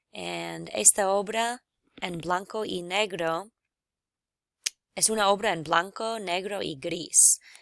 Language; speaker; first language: Spanish; non-native, fluent; English